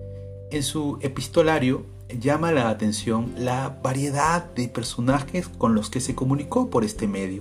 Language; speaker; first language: Spanish; native; Spanish